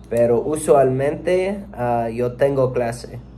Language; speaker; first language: Spanish; non-native, learner; English